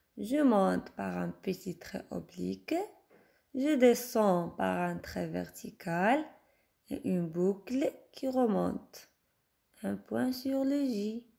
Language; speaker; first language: French; non-native, local second language; Arabic